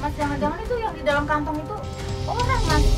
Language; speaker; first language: Indonesian; native; Indonesian